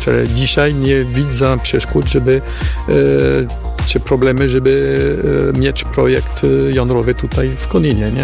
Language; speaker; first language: Polish; non-native, fluent; French